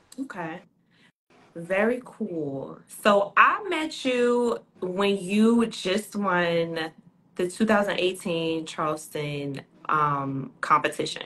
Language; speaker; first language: English; native; English